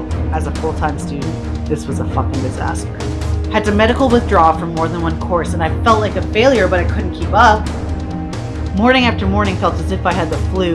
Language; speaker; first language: English; native; English